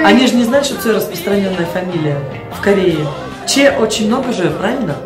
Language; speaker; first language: Russian; native; Russian